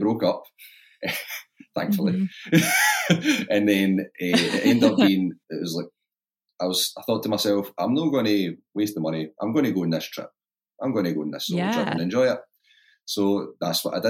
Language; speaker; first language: English; native; English